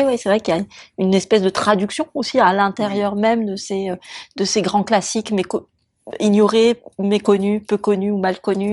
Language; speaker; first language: French; native; French